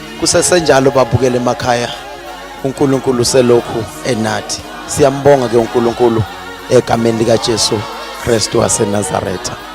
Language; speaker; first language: Zulu; native; Zulu